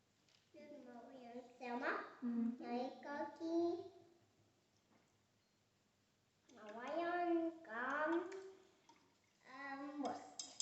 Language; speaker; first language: Estonian; early bilingual, heritage; Estonian